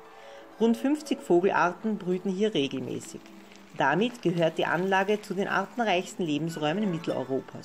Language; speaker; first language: German; native; German